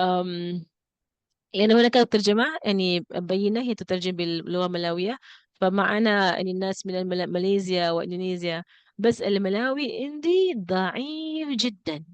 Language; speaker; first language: Arabic; non-native, fluent; English